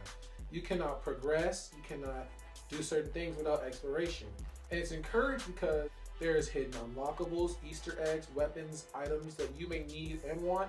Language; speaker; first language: English; native; English